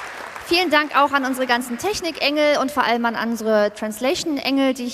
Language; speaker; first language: German; native; German